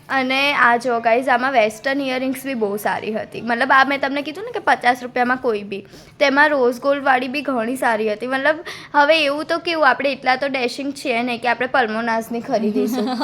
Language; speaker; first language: Gujarati; native; Gujarati